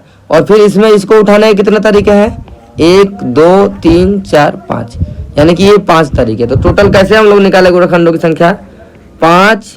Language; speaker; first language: Hindi; native; Hindi